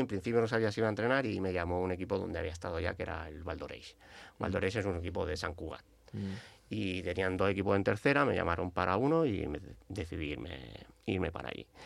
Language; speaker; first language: Spanish; native; Spanish